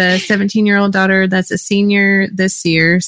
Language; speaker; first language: English; native; English